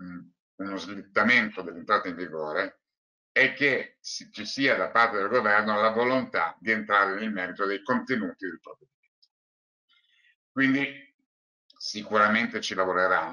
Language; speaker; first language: Italian; native; Italian